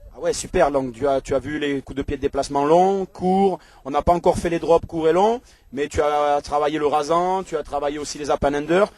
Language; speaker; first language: French; native; French